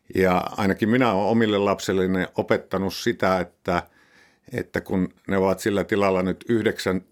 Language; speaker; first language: Finnish; native; Finnish